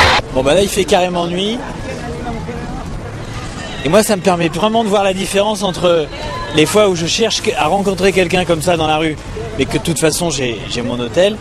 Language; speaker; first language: French; native; French